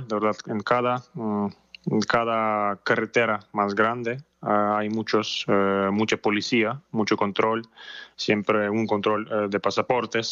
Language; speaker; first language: Spanish; non-native, fluent; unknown